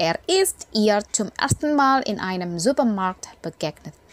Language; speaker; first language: German; non-native, fluent; Indonesian